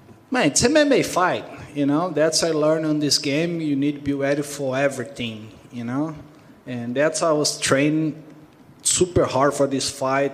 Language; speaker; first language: English; non-native, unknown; Portuguese